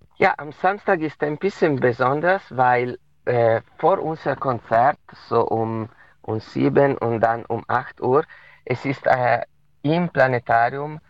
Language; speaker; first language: German; non-native, local second language; Italian